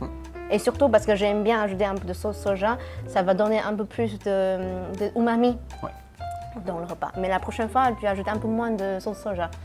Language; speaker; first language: French; non-native, fluent; Chinese